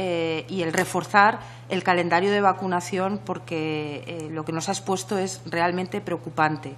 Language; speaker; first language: Spanish; native; Spanish